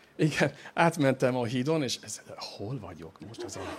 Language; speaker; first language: Hungarian; non-native, fluent; English